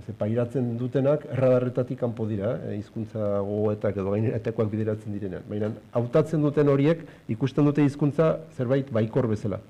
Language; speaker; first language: Basque; native; Basque